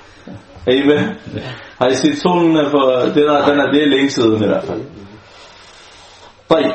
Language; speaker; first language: Danish; non-native, local second language; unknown